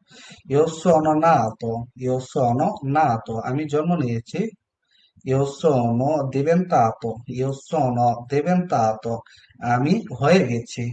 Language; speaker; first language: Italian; non-native, learner; Bangla